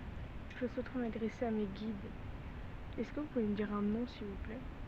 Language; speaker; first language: French; native; French